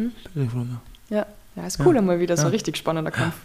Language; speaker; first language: German; native; German